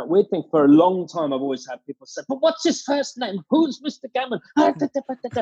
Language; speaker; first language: English; native; English